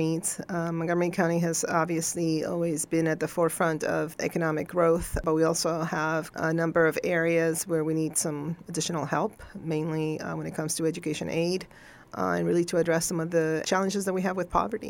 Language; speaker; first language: English; non-native, fluent; Spanish